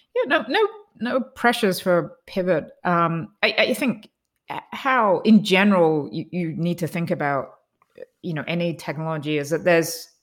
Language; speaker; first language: English; native; English